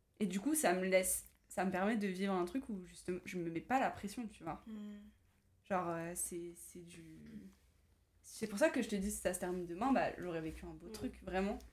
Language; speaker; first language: French; native; French